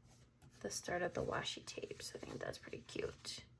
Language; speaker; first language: English; native; English